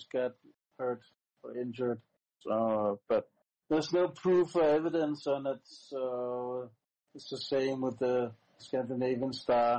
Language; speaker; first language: English; non-native, fluent; Danish